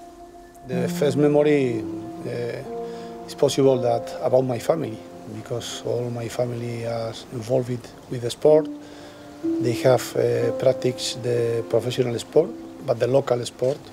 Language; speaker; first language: English; non-native, learner; Spanish